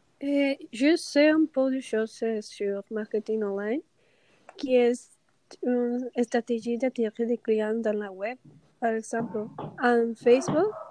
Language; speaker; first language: French; non-native, learner; Spanish